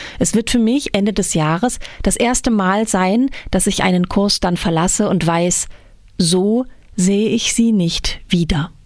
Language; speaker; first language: German; native; German